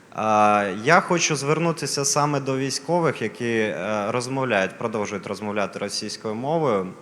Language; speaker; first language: Ukrainian; non-native, local second language; Russian